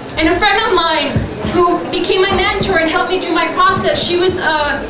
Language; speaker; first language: English; native; English